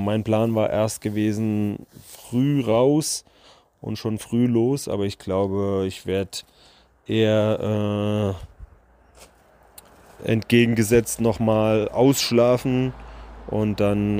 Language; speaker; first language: German; native; German